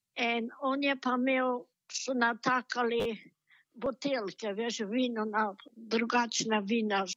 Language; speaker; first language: Slovenian; native; Slovenian